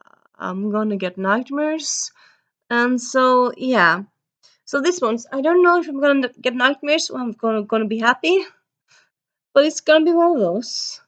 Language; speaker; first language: English; early bilingual, heritage; Norwegian